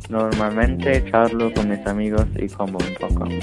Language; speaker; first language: Spanish; non-native, learner; English